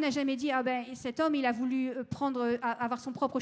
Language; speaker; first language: French; native; French